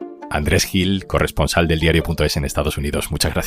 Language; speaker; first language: Spanish; native; Spanish